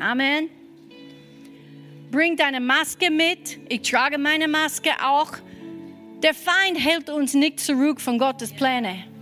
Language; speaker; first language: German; non-native, fluent; English